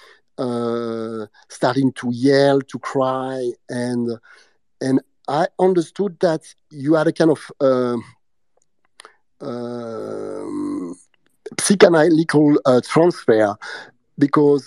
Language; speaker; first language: English; non-native, fluent; French